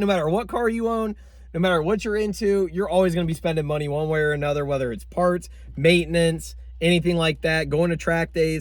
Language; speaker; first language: English; native; English